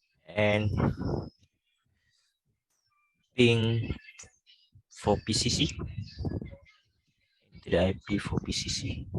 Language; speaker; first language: English; non-native, local second language; Malay